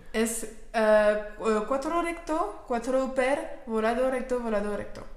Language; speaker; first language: Spanish; non-native, learner; French